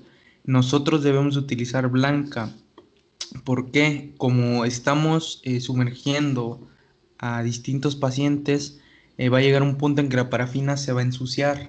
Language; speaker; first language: Spanish; native; Spanish